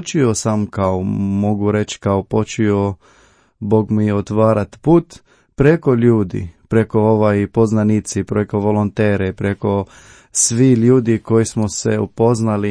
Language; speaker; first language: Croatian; non-native, learner; Arabic